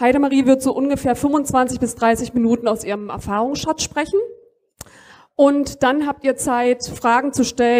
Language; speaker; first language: German; native; German